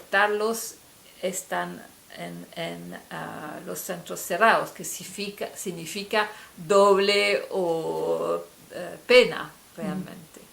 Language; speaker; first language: Spanish; non-native, fluent; French